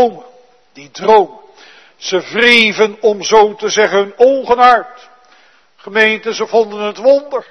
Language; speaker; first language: Dutch; native; Dutch